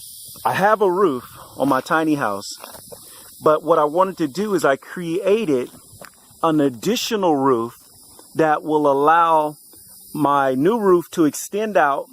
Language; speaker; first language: English; native; English